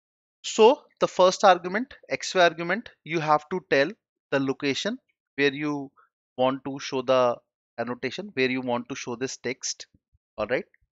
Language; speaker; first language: English; non-native, local second language; Hindi